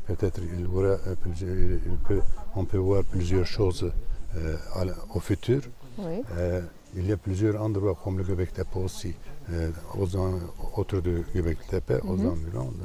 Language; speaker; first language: French; non-native, fluent; Turkish